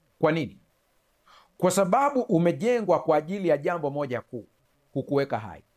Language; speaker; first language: Swahili; native; Swahili